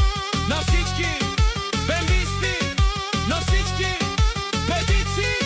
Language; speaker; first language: Bulgarian; non-native, local second language; Romany